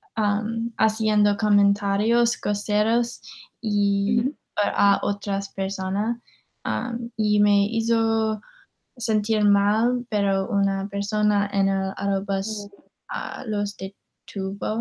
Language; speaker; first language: Spanish; non-native, learner; English